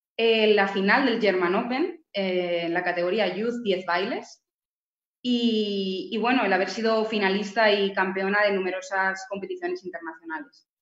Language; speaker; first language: Spanish; native; Spanish